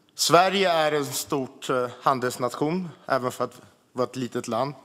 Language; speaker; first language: Swedish; early bilingual, other home language; Armenian